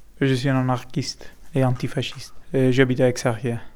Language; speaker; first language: French; non-native, learner; Greek